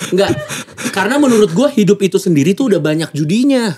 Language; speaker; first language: Indonesian; native; Indonesian